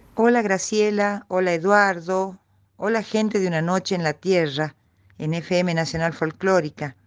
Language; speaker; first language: Spanish; native; Spanish